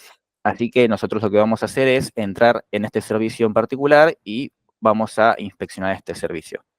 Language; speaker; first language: Spanish; native; Spanish